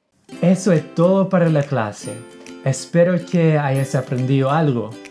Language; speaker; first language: Spanish; non-native, fluent; English